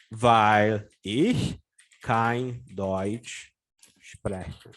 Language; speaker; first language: German; non-native, fluent; Portuguese